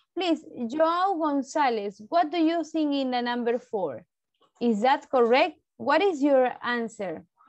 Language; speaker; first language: English; non-native, fluent; Spanish